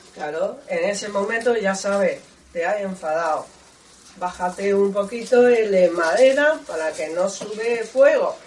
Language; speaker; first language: Spanish; non-native, learner; Chinese